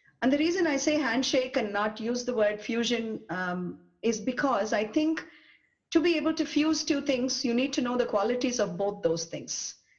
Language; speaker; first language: English; non-native, local second language; Tamil